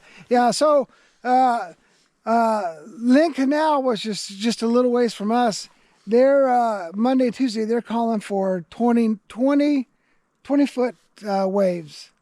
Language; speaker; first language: English; native; English